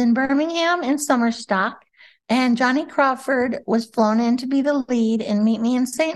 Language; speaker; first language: English; native; English